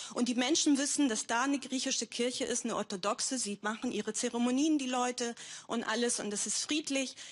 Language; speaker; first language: German; non-native, fluent; Greek